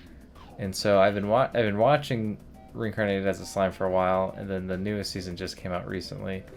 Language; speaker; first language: English; native; English